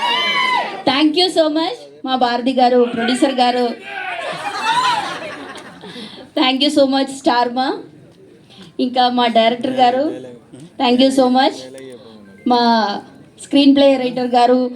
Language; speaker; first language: Telugu; non-native, local second language; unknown